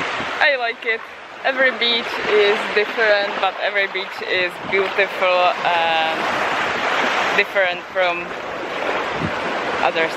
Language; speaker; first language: English; non-native, learner; Czech